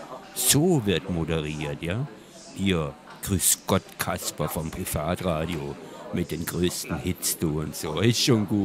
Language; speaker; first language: German; native; German